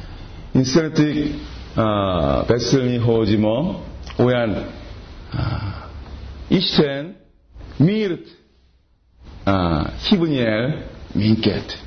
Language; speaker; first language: Hungarian; non-native, learner; Korean